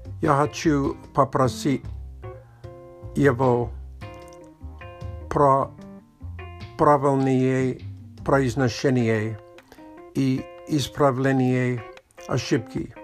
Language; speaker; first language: Russian; non-native, learner; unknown